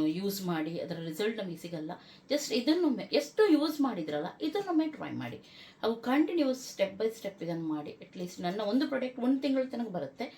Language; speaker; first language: Kannada; non-native, local second language; Konkani